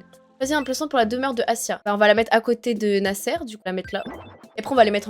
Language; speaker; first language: French; native; French